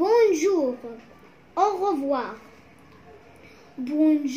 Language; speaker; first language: French; non-native, learner; Arabic